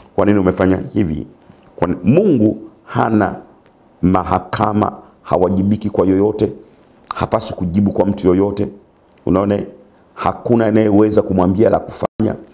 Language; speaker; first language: Swahili; native; Swahili